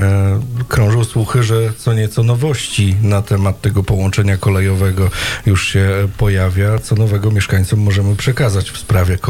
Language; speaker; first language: Polish; native; Polish